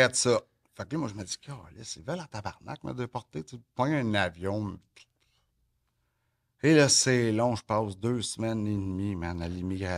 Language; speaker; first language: French; native; French